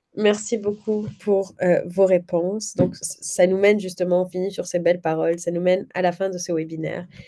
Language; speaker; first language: French; early bilingual, other home language; Arabic